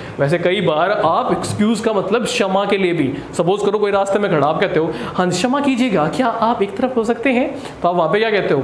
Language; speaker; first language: Hindi; native; Hindi